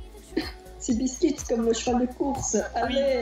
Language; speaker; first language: French; native; French